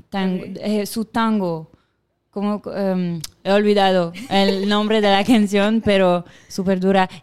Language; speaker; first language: Spanish; non-native, fluent; French